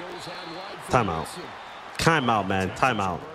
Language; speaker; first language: English; native; English